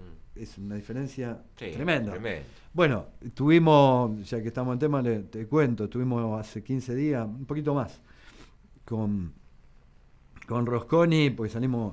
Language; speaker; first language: Spanish; native; Spanish